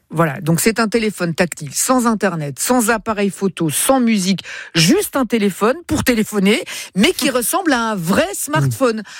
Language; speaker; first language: French; native; French